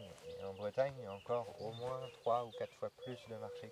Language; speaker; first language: French; native; French